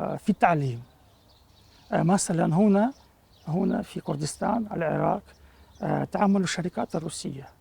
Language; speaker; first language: Arabic; non-native, fluent; Russian